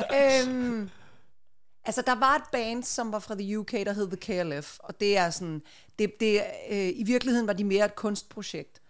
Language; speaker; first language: Danish; native; Danish